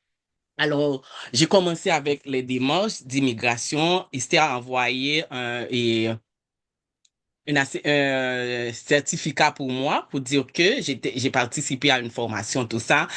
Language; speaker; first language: French; non-native, local second language; Haitian Creole